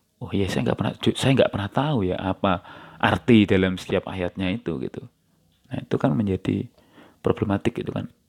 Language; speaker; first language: Indonesian; non-native, local second language; Javanese